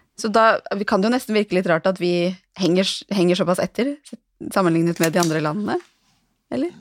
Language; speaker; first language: Norwegian; native; Norwegian